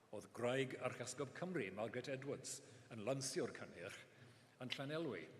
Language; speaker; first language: Welsh; non-native, local second language; English